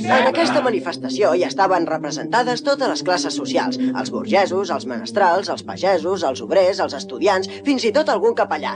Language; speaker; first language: Catalan; native; Catalan